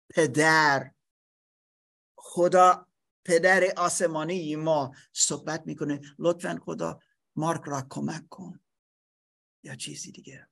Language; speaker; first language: Persian; non-native, fluent; English